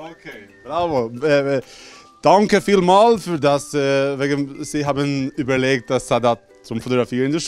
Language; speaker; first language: German; non-native, learner; Albanian